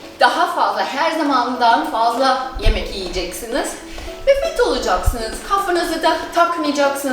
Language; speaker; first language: Turkish; non-native, fluent; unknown